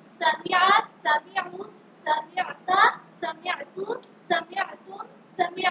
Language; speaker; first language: Arabic; non-native, learner; Urdu